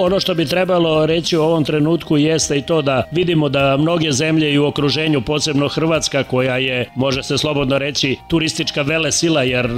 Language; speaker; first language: Serbian; native; Serbian